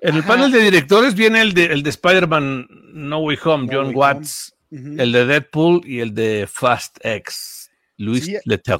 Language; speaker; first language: Spanish; native; Spanish